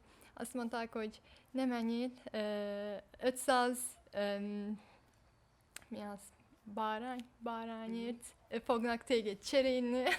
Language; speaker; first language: Hungarian; early bilingual, heritage; Turkish